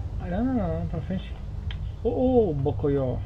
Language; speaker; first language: Portuguese; native; Portuguese